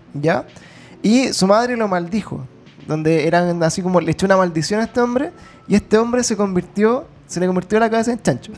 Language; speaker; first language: Spanish; native; Spanish